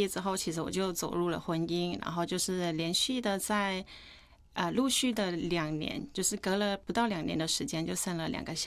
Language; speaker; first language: Chinese; non-native, fluent; Thai